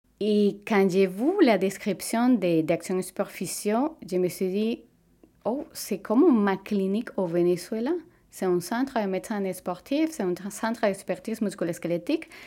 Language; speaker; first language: French; non-native, fluent; Spanish